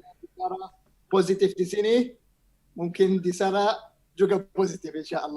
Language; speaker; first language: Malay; non-native, learner; Arabic